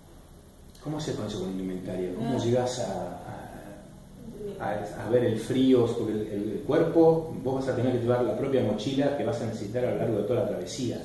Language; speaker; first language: Spanish; native; Spanish